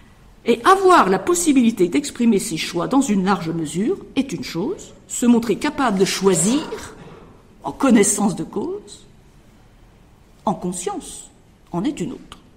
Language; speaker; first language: French; native; French